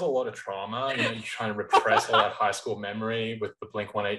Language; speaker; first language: English; native; English